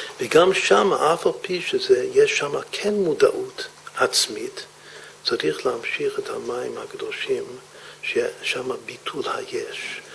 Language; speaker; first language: Hebrew; non-native, fluent; English